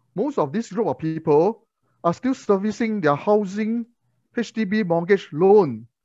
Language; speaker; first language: English; non-native, local second language; Chinese